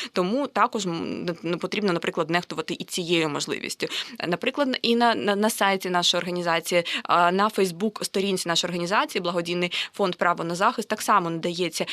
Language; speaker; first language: Ukrainian; native; Ukrainian